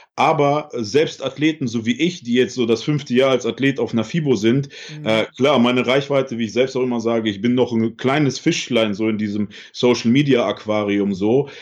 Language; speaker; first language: German; early bilingual, other home language; Russian